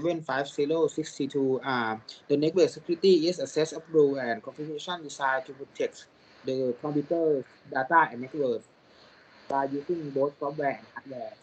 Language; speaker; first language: English; non-native, learner; Thai